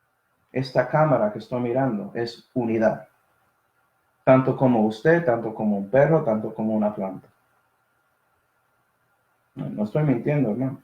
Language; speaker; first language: Spanish; early bilingual, heritage; Spanish